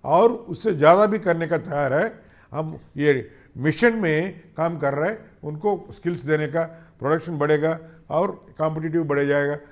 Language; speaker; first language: Hindi; non-native, local second language; Telugu